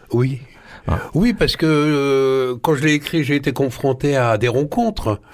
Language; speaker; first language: French; early bilingual, other home language; Arabic